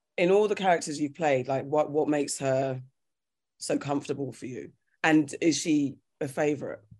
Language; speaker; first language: English; native; English